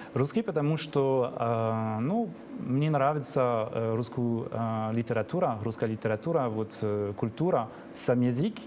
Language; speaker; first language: Russian; non-native, fluent; French